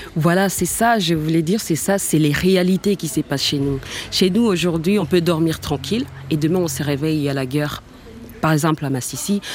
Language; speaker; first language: French; non-native, local second language; Swahili